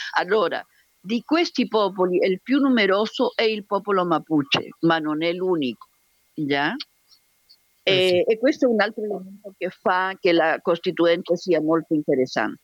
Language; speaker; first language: Italian; non-native, fluent; Spanish